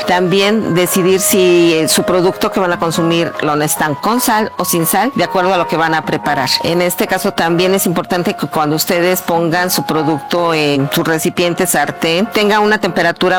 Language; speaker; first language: Spanish; native; Spanish